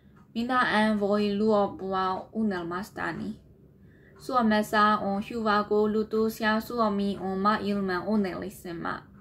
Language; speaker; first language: Finnish; non-native, learner; Burmese